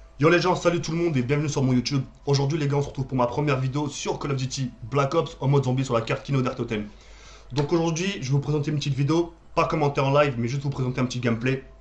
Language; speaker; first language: French; early bilingual, other home language; Arabic